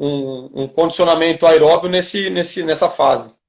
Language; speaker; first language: Portuguese; native; Portuguese